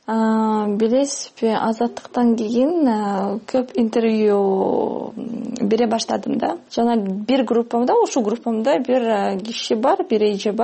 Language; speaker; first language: Kyrgyz; non-native, fluent; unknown